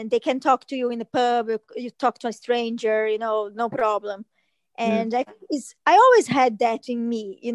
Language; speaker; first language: English; non-native, fluent; Portuguese